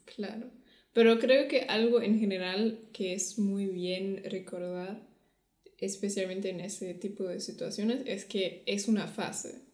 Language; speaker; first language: Spanish; non-native, fluent; German